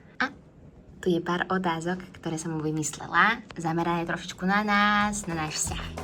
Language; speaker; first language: Slovak; native; Slovak